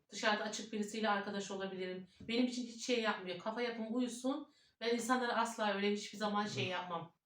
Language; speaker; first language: Turkish; early bilingual, heritage; Turkish